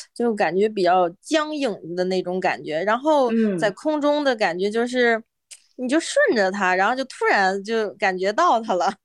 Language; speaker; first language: Chinese; native; Chinese